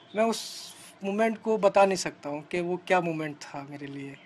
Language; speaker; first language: Hindi; native; Hindi